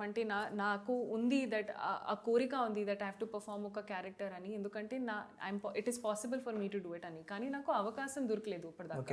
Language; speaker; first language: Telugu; non-native, local second language; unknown